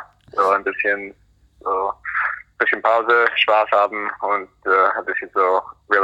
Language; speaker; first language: German; non-native, fluent; English